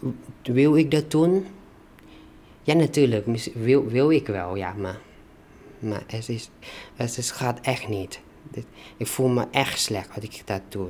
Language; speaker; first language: Dutch; non-native, learner; Thai